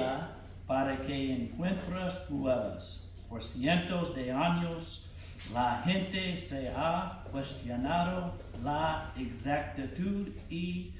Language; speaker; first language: Spanish; non-native, fluent; English